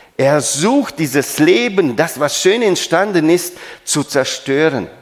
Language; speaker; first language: German; non-native, fluent; Romanian